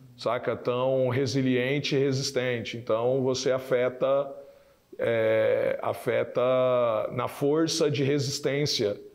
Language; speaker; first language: Portuguese; native; Portuguese